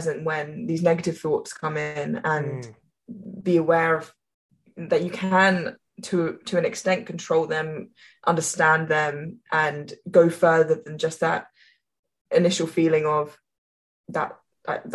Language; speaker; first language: English; native; English